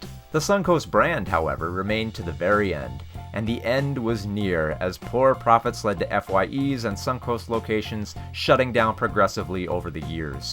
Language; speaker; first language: English; native; English